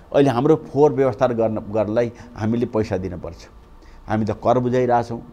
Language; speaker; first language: Nepali; native; Nepali